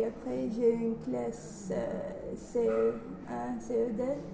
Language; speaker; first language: French; non-native, learner; English